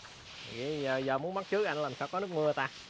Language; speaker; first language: Vietnamese; native; Vietnamese